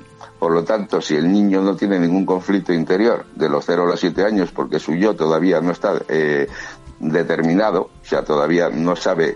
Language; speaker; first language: Spanish; native; Spanish